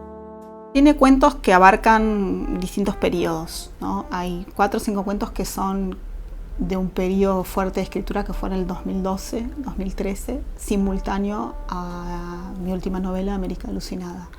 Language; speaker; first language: Spanish; native; Spanish